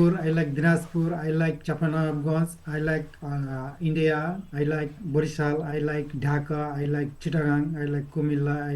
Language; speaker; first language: English; non-native, learner; Bangla